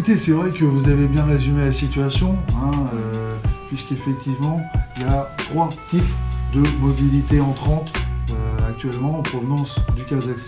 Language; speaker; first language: French; native; French